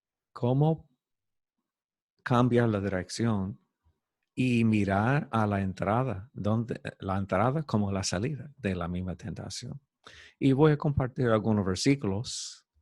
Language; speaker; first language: Spanish; non-native, fluent; English